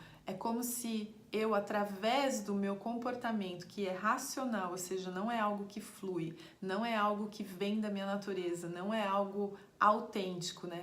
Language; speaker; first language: Portuguese; native; Portuguese